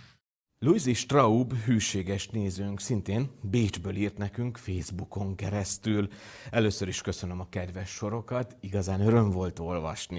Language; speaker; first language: Hungarian; native; Hungarian